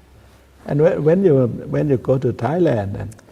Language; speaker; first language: English; non-native, learner; Thai